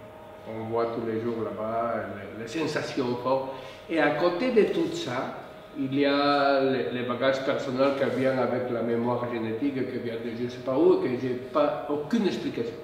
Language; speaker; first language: French; non-native, fluent; Spanish